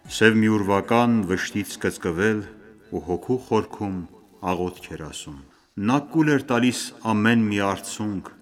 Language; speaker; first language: Armenian; early bilingual, heritage; Armenian